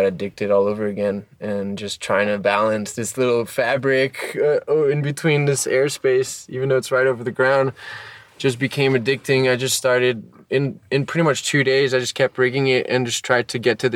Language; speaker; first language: English; early bilingual, other home language; French